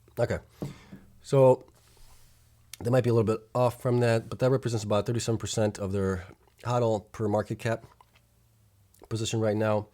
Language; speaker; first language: English; native; English